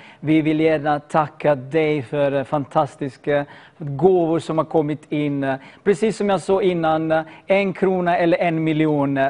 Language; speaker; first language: Swedish; non-native, fluent; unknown